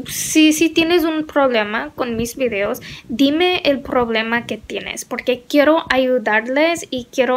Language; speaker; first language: Spanish; non-native, learner; English